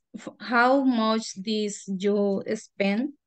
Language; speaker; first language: English; non-native, learner; Spanish